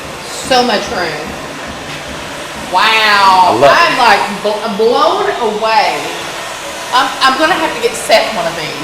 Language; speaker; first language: English; native; English